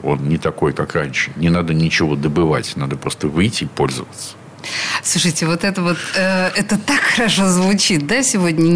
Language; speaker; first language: Russian; native; Russian